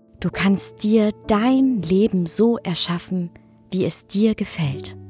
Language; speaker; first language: German; native; German